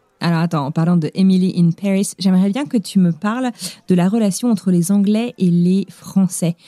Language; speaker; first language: French; native; French